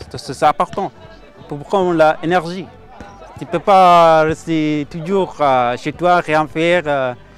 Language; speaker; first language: French; non-native, learner; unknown